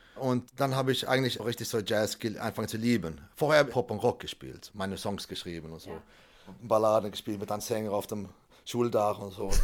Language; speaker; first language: German; non-native, fluent; Swedish